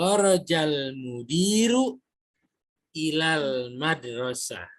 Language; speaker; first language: Arabic; non-native, fluent; Indonesian